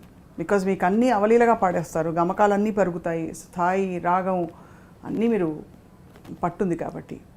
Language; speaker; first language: Telugu; native; Telugu